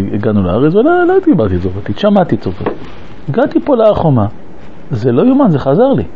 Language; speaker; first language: Hebrew; early bilingual, other home language; French